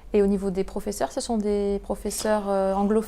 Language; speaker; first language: French; native; French